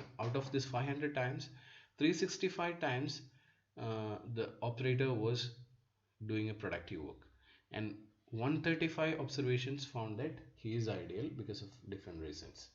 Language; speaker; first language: English; non-native, local second language; Malayalam